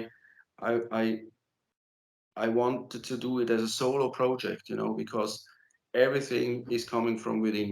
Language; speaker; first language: English; non-native, fluent; German